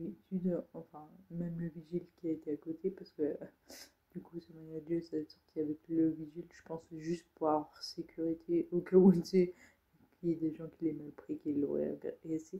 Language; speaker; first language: French; native; French